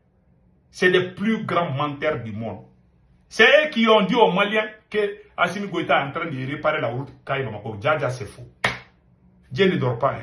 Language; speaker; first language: French; non-native, local second language; Bambara